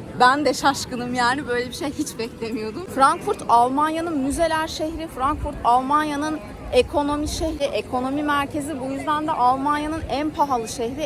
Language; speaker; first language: Turkish; native; Turkish